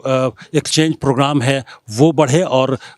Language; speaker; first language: Hindi; native; Hindi